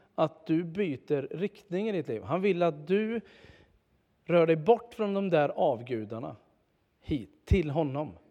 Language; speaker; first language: Swedish; native; Swedish